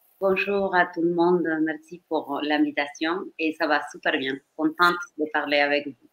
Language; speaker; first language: French; non-native, fluent; Spanish